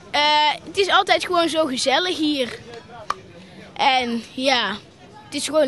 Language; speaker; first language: Dutch; native; Dutch